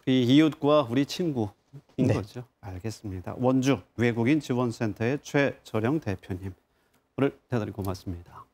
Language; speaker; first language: Korean; native; Korean